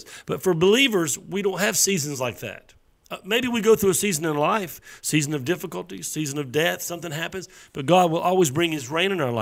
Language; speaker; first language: English; native; English